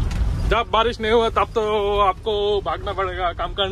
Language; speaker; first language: Hindi; non-native, learner; Bangla